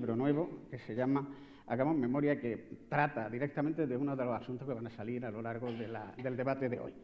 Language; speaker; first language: Spanish; native; Spanish